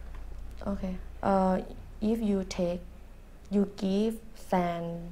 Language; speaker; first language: English; non-native, learner; Thai